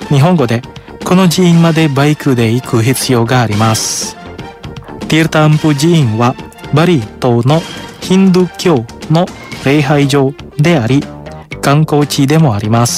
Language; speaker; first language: Japanese; non-native, fluent; Indonesian